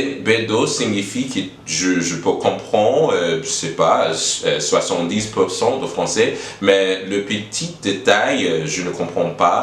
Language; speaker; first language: French; non-native, learner; English